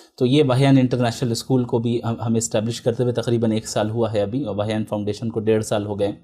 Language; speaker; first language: Urdu; native; Urdu